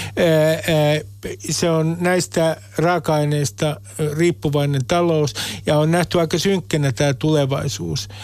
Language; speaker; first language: Finnish; native; Finnish